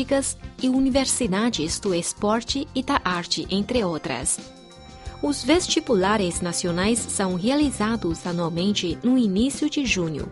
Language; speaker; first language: Portuguese; non-native, fluent; Chinese